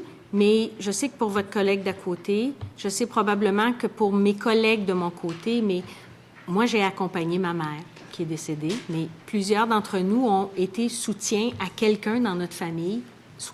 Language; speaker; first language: French; native; French